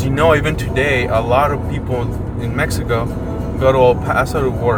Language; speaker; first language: English; non-native, fluent; Spanish